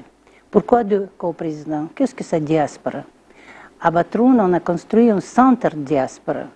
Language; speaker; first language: French; non-native, learner; Russian